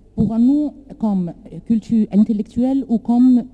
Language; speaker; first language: French; non-native, learner; Arabic